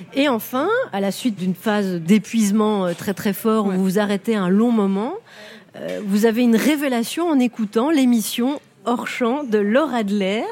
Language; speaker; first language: French; native; French